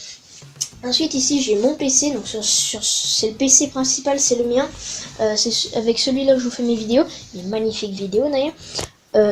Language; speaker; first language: French; native; French